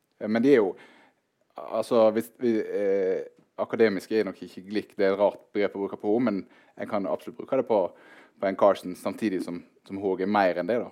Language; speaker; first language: Norwegian; native; Norwegian